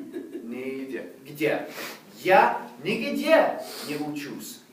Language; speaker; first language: Russian; non-native, fluent; English